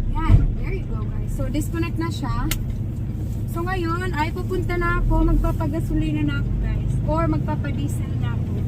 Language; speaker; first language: Filipino; non-native, local second language; Waray